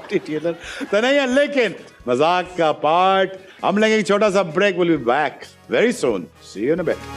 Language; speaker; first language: Urdu; non-native, local second language; Punjabi